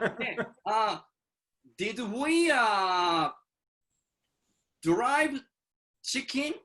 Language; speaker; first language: English; non-native, learner; Japanese